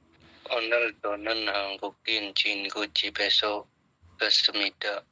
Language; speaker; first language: Korean; non-native, learner; Indonesian